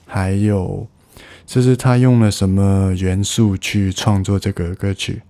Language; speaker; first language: Chinese; non-native, local second language; Cantonese